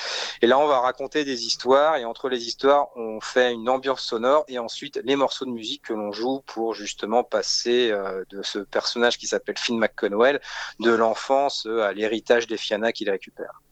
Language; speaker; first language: French; native; French